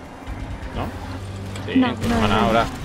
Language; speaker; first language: Spanish; native; Spanish